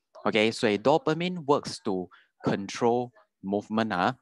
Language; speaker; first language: English; non-native, local second language; Chinese